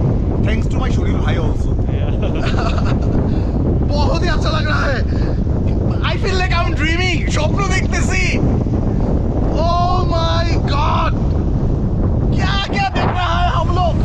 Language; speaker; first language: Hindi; non-native, learner; Bangla